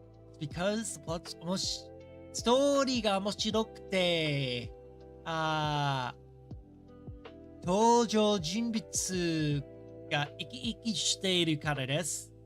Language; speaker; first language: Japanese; non-native, learner; English